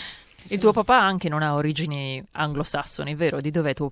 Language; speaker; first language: Italian; native; Italian